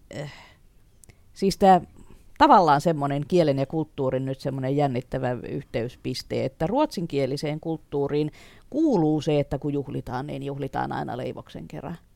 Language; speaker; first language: Finnish; native; Finnish